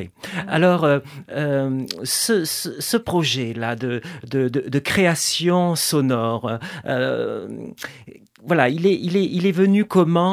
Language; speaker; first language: French; native; French